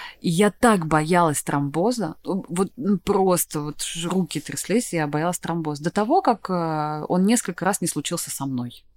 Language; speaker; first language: Russian; native; Russian